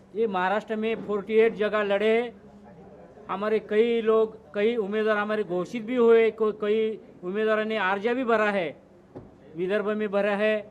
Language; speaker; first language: Hindi; non-native, local second language; Marathi